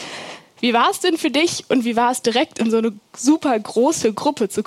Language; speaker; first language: German; native; German